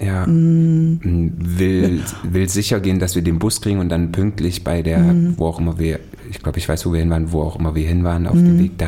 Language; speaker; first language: German; native; German